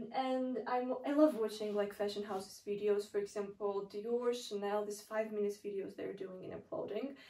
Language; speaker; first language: English; non-native, fluent; Georgian